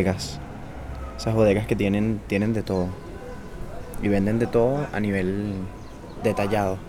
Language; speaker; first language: Spanish; native; Spanish